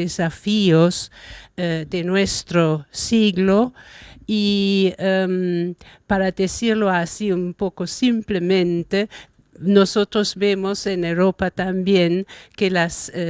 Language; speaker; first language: Spanish; non-native, fluent; German